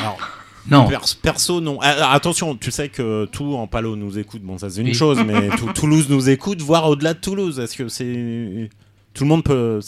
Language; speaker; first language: French; native; French